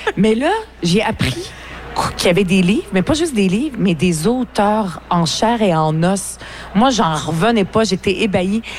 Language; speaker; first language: French; early bilingual, other home language; Arabic